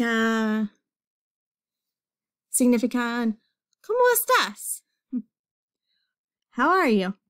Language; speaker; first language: Spanish; non-native, fluent; English